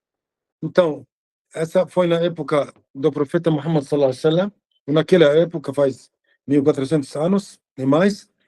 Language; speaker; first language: Portuguese; non-native, fluent; Arabic